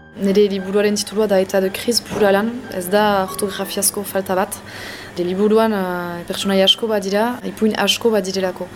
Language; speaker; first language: Basque; non-native, local second language; French